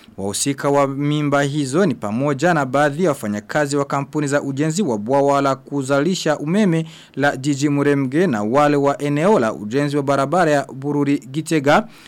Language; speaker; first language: Swahili; non-native, local second language; Rundi